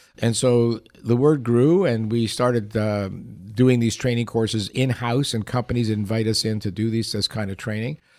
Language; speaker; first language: English; early bilingual, other home language; Yiddish